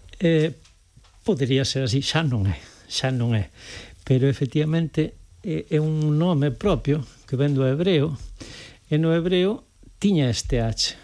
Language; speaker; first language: Galician; native; Galician